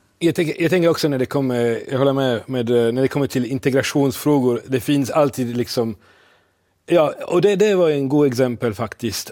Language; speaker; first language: Swedish; non-native, fluent; Italian